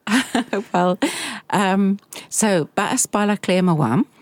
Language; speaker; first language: Irish; non-native, learner; English